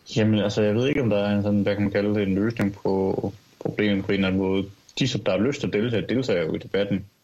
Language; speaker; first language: Danish; early bilingual, other home language; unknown